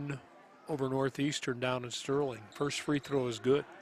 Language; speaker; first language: English; native; English